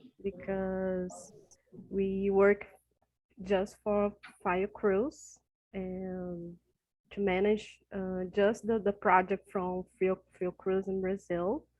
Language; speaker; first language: English; non-native, learner; Portuguese